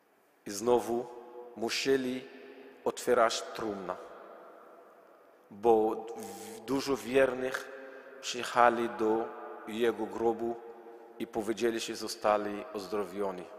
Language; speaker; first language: Polish; non-native, learner; Arabic